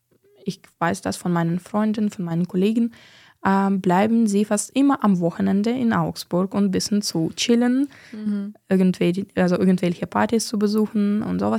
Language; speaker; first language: German; non-native, fluent; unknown